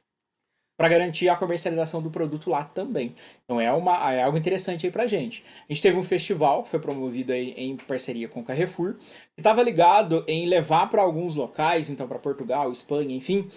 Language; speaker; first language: Portuguese; native; Portuguese